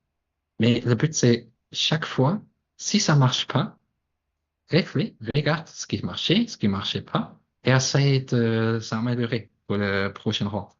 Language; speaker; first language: French; non-native, fluent; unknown